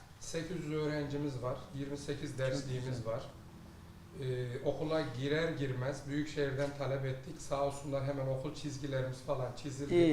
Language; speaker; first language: Turkish; native; Turkish